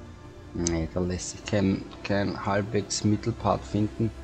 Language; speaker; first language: German; native; German